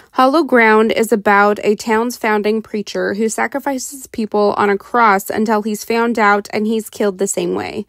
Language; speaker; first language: English; native; English